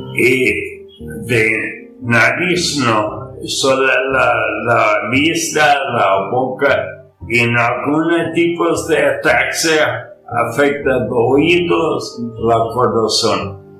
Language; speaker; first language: Spanish; non-native, learner; English